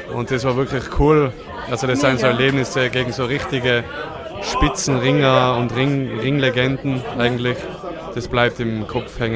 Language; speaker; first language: German; native; German